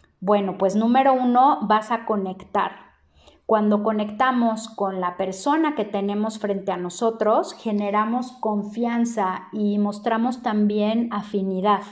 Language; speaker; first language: Spanish; native; Spanish